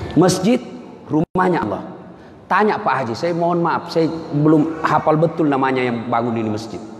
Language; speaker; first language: Indonesian; non-native, local second language; Buginese